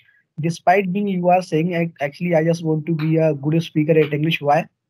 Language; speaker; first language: English; non-native, learner; Hindi